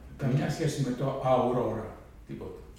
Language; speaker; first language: Greek; native; Greek